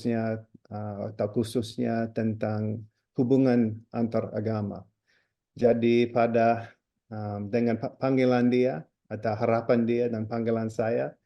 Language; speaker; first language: Indonesian; non-native, fluent; English